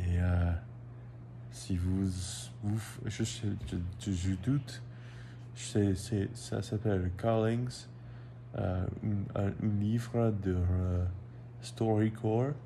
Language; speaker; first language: French; non-native, learner; English